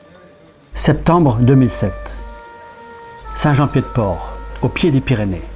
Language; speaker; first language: French; native; French